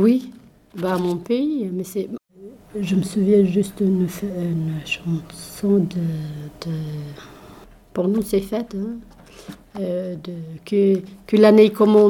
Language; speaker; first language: French; non-native, learner; Albanian